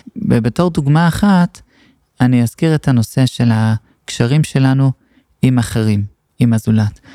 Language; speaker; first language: Hebrew; non-native, fluent; English